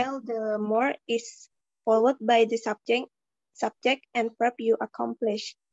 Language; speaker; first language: English; non-native, learner; Indonesian